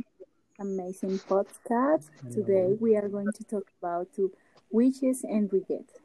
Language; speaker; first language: English; non-native, fluent; Spanish